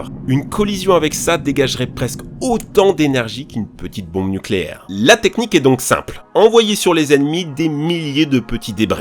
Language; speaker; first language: French; native; French